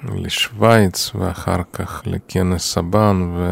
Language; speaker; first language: Hebrew; non-native, fluent; Yiddish